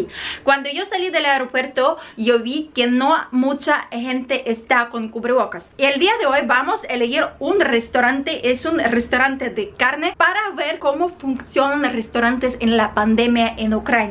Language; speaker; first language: Spanish; non-native, fluent; Ukrainian